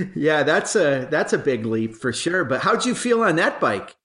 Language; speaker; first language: English; native; English